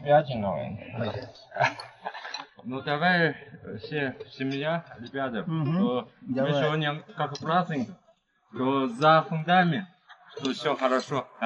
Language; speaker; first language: Russian; non-native, learner; Chinese